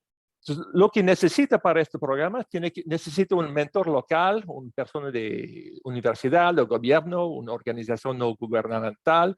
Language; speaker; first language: Spanish; non-native, fluent; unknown